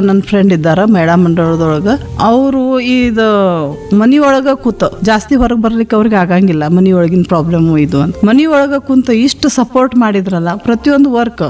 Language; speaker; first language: Kannada; native; Kannada